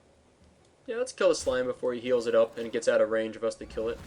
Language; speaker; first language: English; native; English